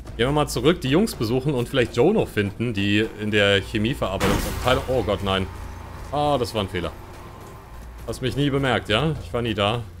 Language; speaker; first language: German; non-native, fluent; English